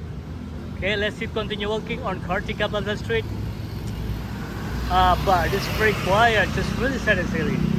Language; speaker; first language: English; non-native, learner; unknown